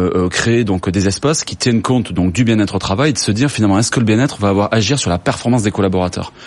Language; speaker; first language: French; native; French